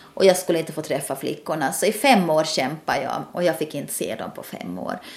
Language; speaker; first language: Swedish; native; Swedish